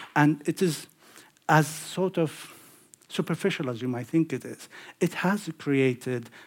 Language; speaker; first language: English; non-native, fluent; Arabic